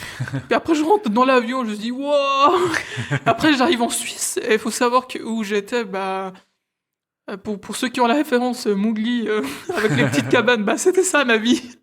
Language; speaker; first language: French; early bilingual, other home language; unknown